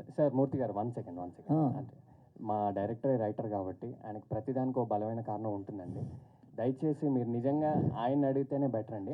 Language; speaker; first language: Telugu; native; Telugu